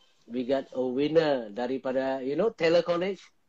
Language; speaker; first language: English; non-native, local second language; Malay